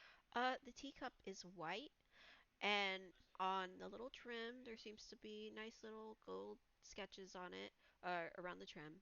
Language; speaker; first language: English; native; English